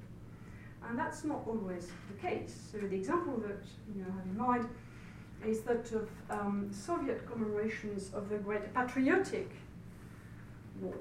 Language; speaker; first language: English; non-native, fluent; French